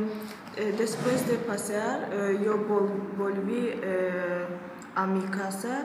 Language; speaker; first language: Spanish; non-native, learner; Azerbaijani